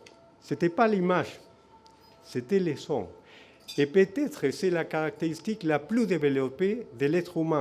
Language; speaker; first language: French; non-native, fluent; Spanish